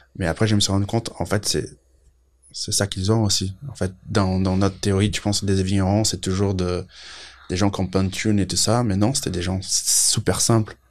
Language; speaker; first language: French; non-native, fluent; Portuguese